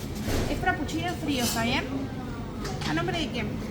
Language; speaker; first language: Spanish; native; Spanish